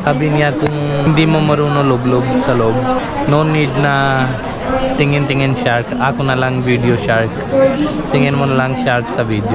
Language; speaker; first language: Filipino; non-native, learner; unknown